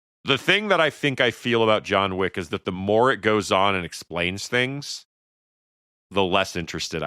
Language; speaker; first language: English; native; English